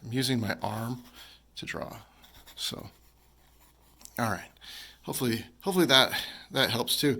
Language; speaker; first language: English; native; English